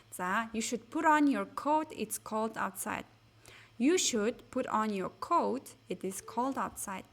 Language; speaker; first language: English; non-native, fluent; Mongolian